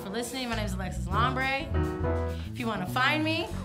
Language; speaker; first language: English; native; English